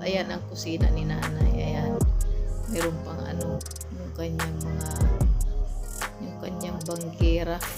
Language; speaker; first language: Filipino; non-native, local second language; Waray